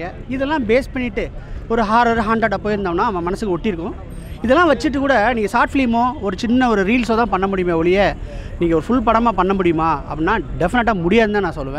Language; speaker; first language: Tamil; native; Tamil